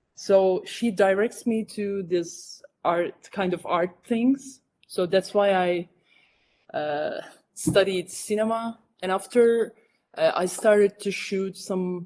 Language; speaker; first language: English; non-native, fluent; Turkish